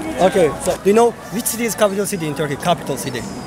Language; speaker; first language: English; non-native, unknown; Turkish